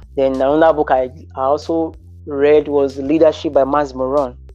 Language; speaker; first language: English; non-native, local second language; Bini